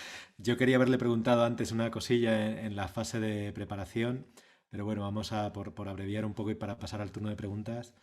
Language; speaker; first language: Spanish; native; Spanish